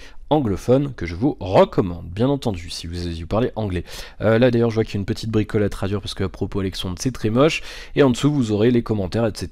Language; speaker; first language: French; native; French